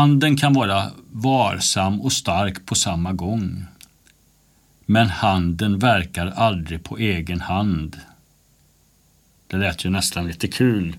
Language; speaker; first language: Swedish; native; Swedish